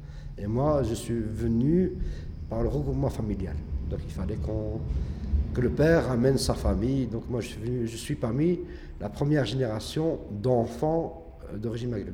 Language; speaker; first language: French; early bilingual, other home language; Arabic